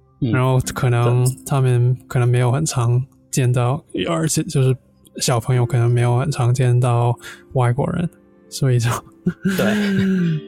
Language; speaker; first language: Chinese; non-native, fluent; English